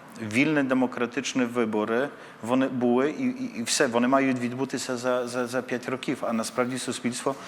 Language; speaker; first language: Polish; non-native, learner; Ukrainian